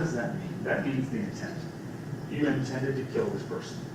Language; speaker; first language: English; native; English